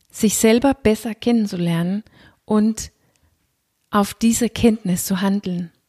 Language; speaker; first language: German; non-native, fluent; Danish